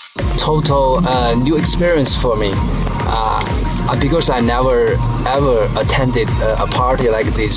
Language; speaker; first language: English; non-native, fluent; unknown